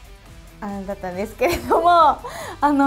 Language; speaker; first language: Japanese; native; Japanese